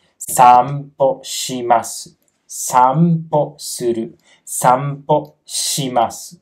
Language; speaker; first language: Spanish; non-native, fluent; Japanese